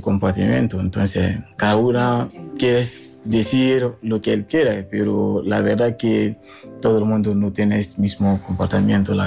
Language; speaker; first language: Spanish; non-native, learner; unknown